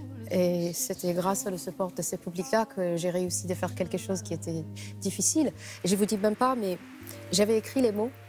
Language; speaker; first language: French; non-native, fluent; English